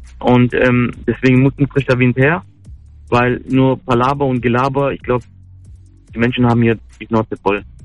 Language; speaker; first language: German; early bilingual, other home language; Turkish